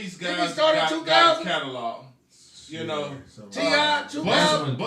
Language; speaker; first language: English; native; English